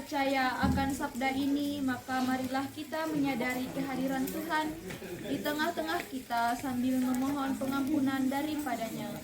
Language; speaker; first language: Indonesian; native; Indonesian